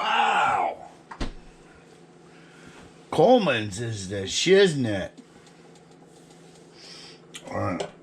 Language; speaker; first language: English; native; English